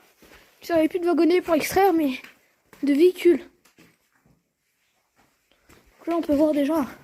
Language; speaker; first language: French; native; French